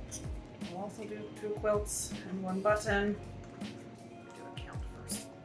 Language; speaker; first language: English; native; English